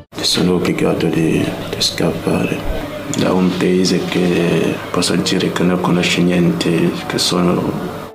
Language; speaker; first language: Italian; non-native, learner; French